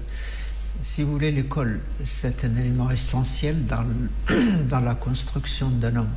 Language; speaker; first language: French; non-native, fluent; Arabic